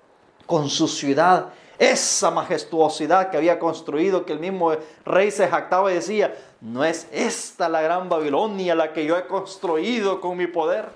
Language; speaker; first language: Spanish; native; Spanish